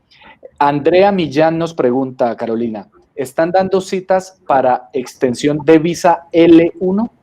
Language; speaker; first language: Spanish; native; Spanish